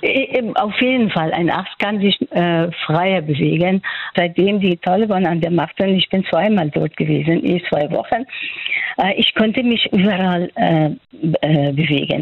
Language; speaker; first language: German; non-native, fluent; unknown